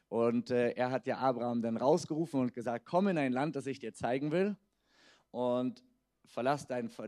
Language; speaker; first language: German; native; German